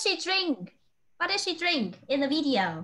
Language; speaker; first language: English; non-native, fluent; Vietnamese